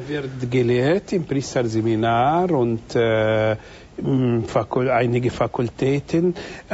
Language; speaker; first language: German; non-native, fluent; Arabic